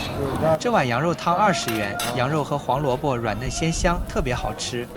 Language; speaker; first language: Chinese; native; Chinese